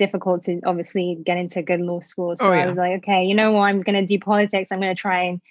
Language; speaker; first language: English; native; English